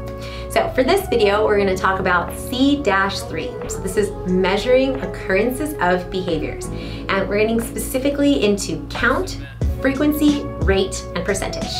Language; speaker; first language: English; native; English